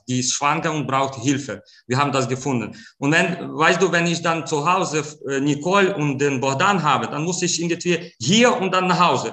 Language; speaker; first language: German; non-native, fluent; Ukrainian